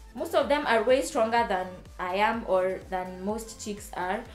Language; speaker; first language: English; non-native, local second language; Kamba